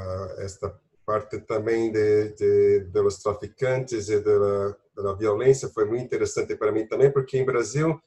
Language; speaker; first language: Spanish; non-native, learner; Portuguese